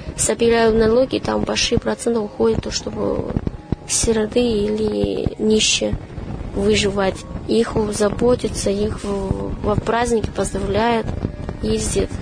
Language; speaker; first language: Russian; non-native, learner; Chinese